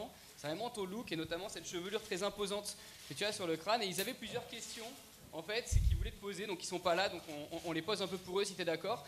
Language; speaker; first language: French; native; French